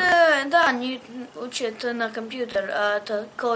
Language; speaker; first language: Russian; early bilingual, heritage; Russian